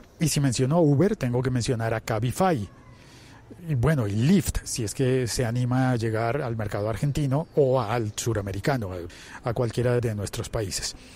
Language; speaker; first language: Spanish; native; Spanish